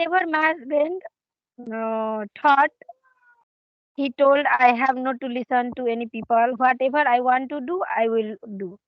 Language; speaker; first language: English; non-native, learner; Hindi